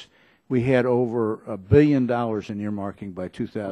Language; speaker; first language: English; native; English